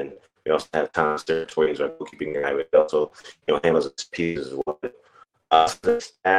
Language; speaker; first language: English; native; English